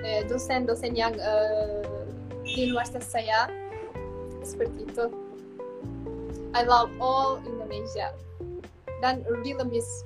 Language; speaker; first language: Indonesian; non-native, fluent; Turkish